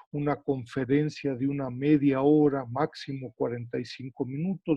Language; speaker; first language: Spanish; native; Spanish